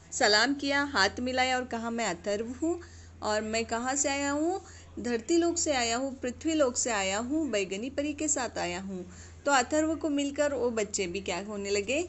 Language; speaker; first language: Hindi; non-native, local second language; Urdu